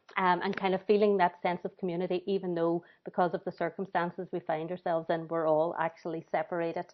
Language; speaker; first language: English; native; English